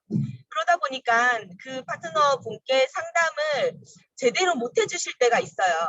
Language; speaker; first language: Korean; native; Korean